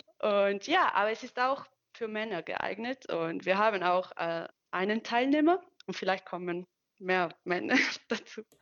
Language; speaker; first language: German; non-native, fluent; Italian